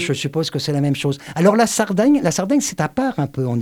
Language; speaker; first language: French; native; French